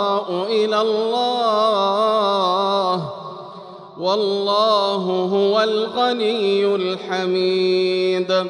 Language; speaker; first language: Arabic; native; Arabic